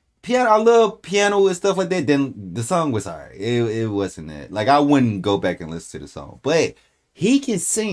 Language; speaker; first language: English; native; English